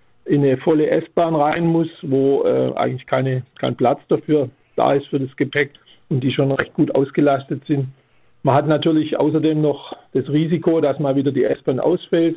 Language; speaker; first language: German; native; German